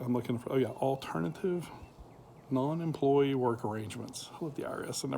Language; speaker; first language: English; native; English